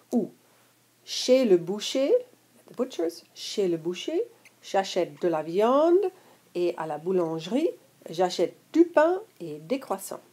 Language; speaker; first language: French; non-native, fluent; English